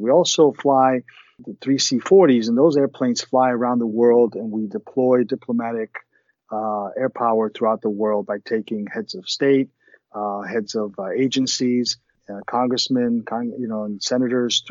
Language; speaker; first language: English; early bilingual, other home language; Spanish